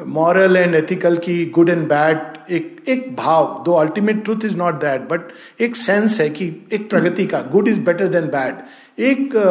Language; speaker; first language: Hindi; native; Hindi